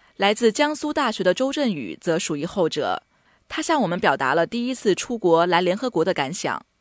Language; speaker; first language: Chinese; native; Chinese